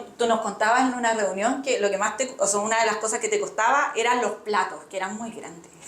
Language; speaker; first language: Spanish; native; Spanish